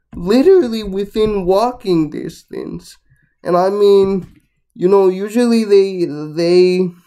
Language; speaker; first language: English; non-native, fluent; Spanish